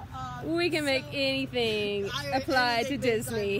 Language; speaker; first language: English; native; English